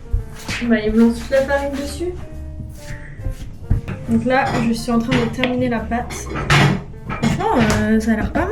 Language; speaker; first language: French; native; French